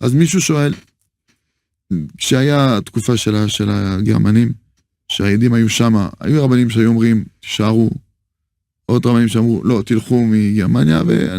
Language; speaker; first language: Hebrew; non-native, fluent; French